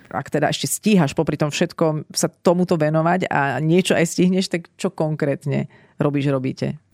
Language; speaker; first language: Slovak; native; Slovak